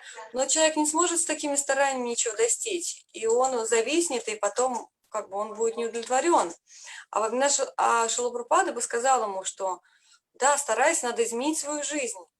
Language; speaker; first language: Russian; native; Russian